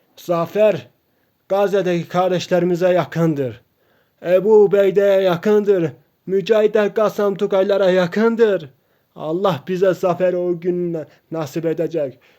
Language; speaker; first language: Turkish; non-native, local second language; Kurdish